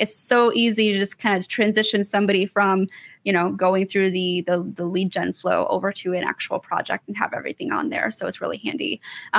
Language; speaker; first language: English; native; English